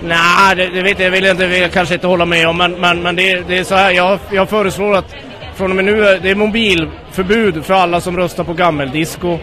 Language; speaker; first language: Swedish; native; Swedish